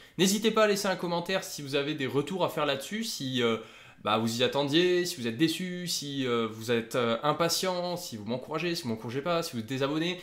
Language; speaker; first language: French; native; French